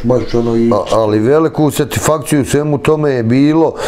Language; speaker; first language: Serbian; native; Serbian